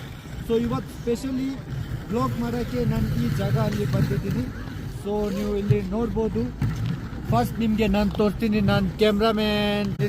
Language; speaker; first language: Kannada; non-native, local second language; Ladakhi